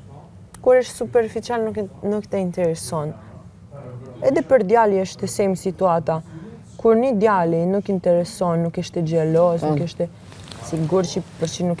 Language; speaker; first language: Albanian; early bilingual, heritage; Albanian